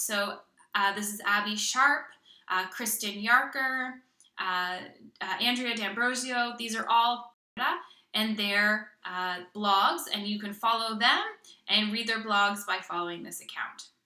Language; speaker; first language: English; native; English